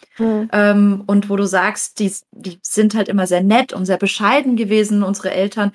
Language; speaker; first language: German; native; German